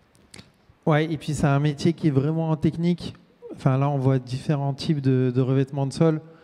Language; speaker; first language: French; native; French